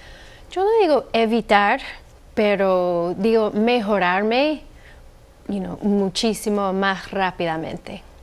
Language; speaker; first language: Spanish; non-native, fluent; English